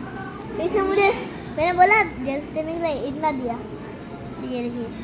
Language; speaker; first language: Hindi; non-native, local second language; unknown